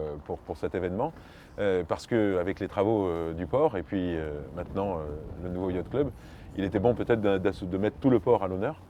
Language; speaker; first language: French; native; French